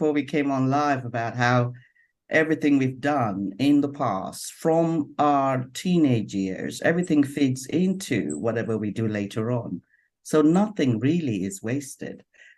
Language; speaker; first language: English; non-native, local second language; Yoruba